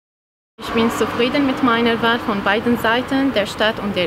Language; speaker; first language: German; non-native, fluent; Arabic